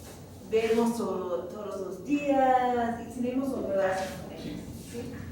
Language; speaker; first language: Spanish; non-native, fluent; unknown